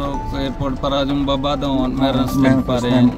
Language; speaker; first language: Filipino; non-native, local second language; Punjabi